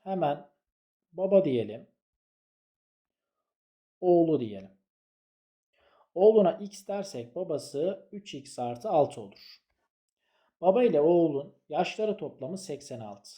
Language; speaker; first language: Turkish; native; Turkish